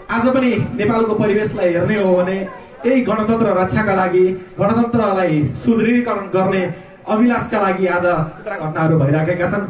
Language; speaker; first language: Nepali; native; Nepali